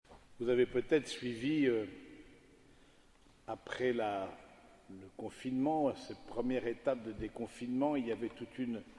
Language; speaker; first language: French; native; French